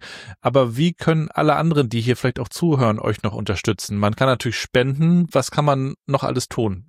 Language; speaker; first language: German; native; German